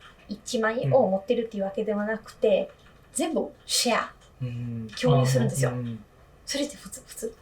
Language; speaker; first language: Japanese; non-native, fluent; Italian